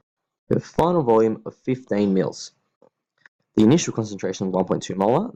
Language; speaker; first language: English; native; English